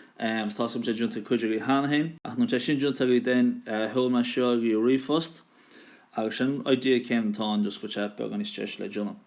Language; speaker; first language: Irish; native; Irish